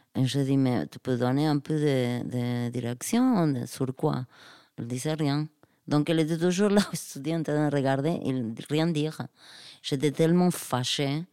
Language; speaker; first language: French; non-native, fluent; Spanish